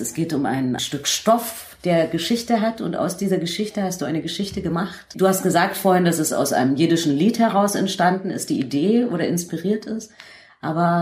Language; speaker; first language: German; native; German